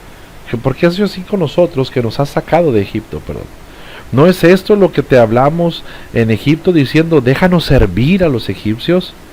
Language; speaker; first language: Spanish; native; Spanish